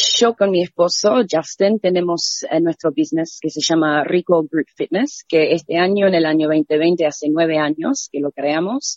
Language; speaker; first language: Spanish; native; Spanish